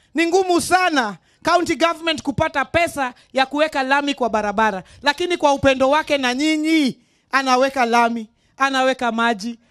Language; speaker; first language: Swahili; non-native, local second language; Luo (Kenya and Tanzania)